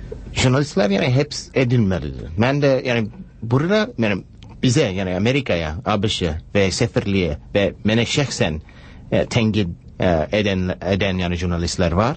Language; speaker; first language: Turkish; non-native, fluent; English